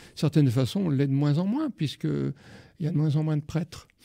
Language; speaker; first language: French; native; French